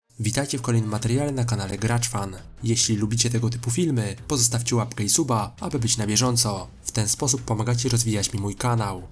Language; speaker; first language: Polish; native; Polish